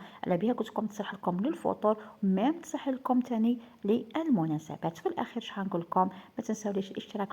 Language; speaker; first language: Arabic; native; Arabic